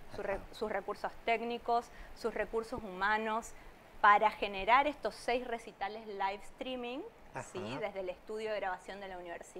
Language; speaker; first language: Spanish; native; Spanish